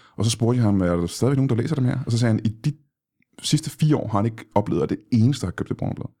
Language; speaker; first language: Danish; native; Danish